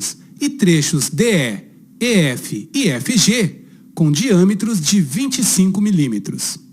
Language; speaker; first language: Portuguese; native; Portuguese